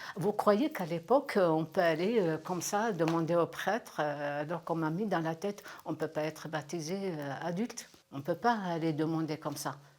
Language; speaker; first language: French; non-native, local second language; Kabyle